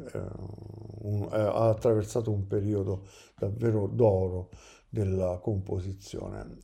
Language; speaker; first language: Italian; native; Italian